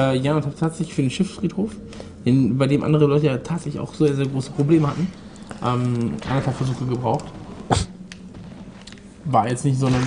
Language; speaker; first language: German; native; German